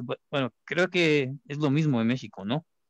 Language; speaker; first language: Spanish; non-native, fluent; German